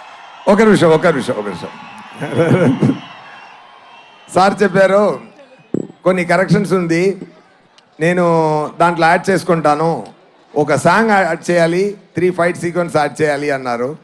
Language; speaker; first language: Telugu; non-native, learner; Tamil